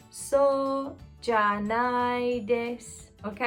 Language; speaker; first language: Japanese; non-native, fluent; English